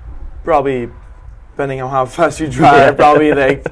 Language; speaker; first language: English; native; English